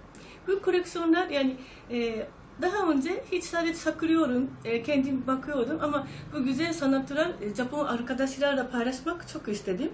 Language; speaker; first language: Turkish; non-native, fluent; Japanese